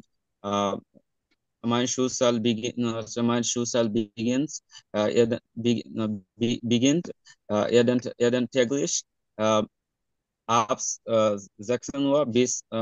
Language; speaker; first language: German; non-native, learner; Bangla